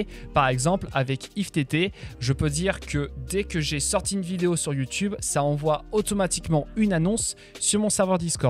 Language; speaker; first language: French; native; French